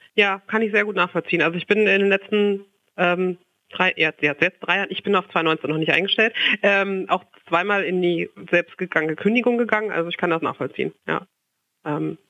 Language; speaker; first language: German; native; German